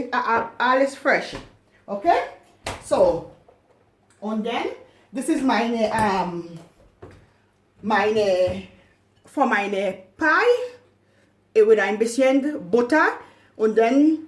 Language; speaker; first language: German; non-native, learner; English